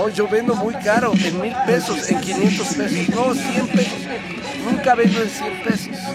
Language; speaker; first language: Spanish; native; Spanish